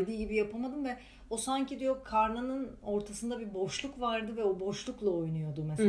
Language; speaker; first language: Turkish; non-native, fluent; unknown